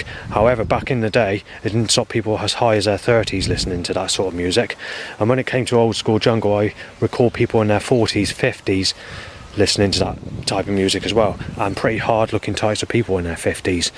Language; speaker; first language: English; native; English